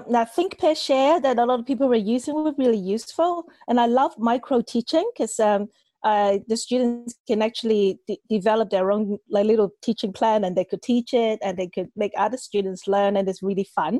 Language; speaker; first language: English; non-native, local second language; Cantonese